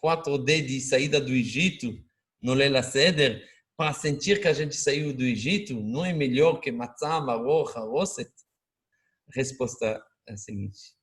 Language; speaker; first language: Portuguese; non-native, fluent; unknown